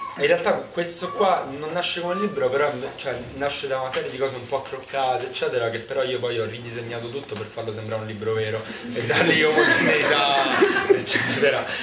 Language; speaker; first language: Italian; native; Italian